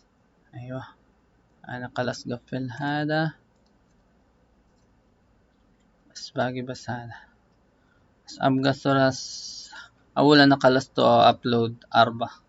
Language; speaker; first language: Arabic; non-native, learner; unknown